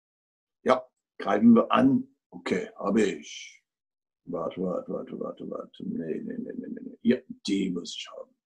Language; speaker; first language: German; non-native, fluent; Dutch